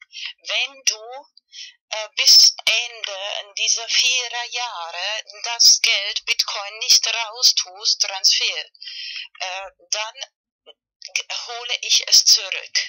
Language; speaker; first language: German; non-native, fluent; Spanish